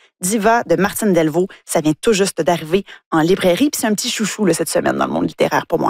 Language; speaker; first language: French; native; French